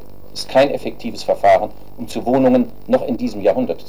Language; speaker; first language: German; native; German